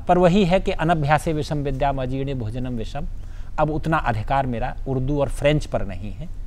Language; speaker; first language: Hindi; native; Hindi